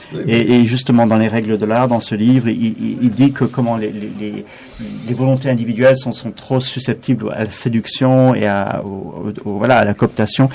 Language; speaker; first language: French; non-native, fluent; German